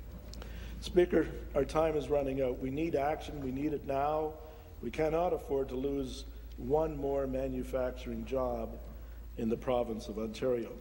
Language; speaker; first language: English; native; English